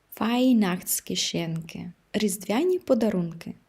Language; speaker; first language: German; non-native, fluent; Ukrainian